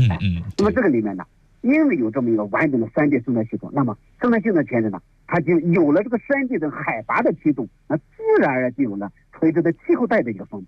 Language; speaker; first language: Chinese; native; Chinese